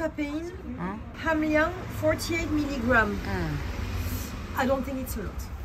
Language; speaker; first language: English; non-native, learner; French